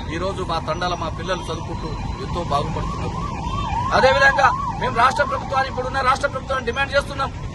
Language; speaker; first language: Telugu; non-native, local second language; Lambadi